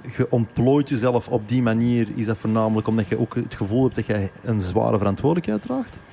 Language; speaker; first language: Dutch; native; Dutch